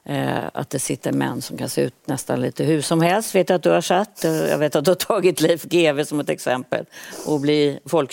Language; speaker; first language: Swedish; native; Swedish